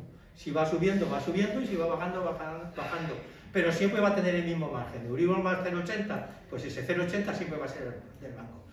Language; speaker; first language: Spanish; native; Spanish